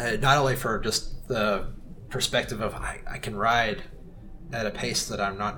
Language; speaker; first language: English; native; English